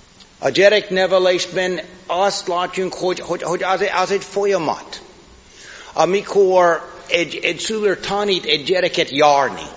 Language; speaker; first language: Hungarian; non-native, fluent; English